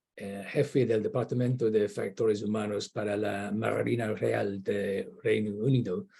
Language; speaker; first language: Spanish; non-native, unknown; English